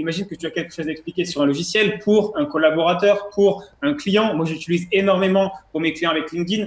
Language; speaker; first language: French; native; French